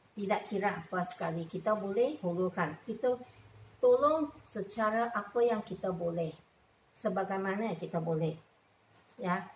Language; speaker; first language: Malay; non-native, local second language; Chinese